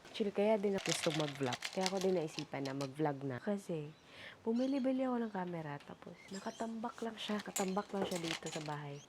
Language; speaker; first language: Filipino; non-native, local second language; Cebuano